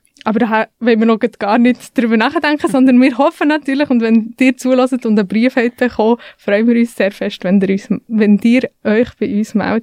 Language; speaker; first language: German; native; German